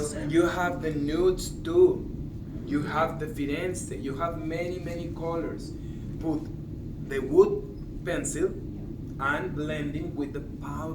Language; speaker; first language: English; non-native, learner; Spanish